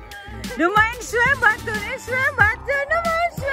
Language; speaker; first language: Dutch; non-native, learner; Indonesian